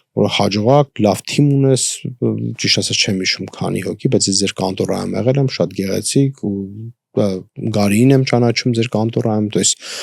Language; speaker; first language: Armenian; native; Armenian